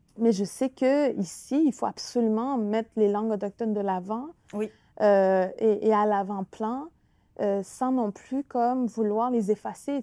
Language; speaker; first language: French; non-native, local second language; Innu-aimun